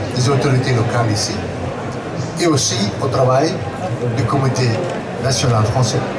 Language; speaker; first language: French; non-native, local second language; German